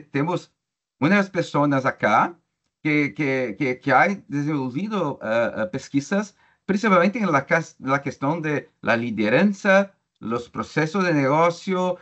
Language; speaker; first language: Spanish; non-native, learner; Portuguese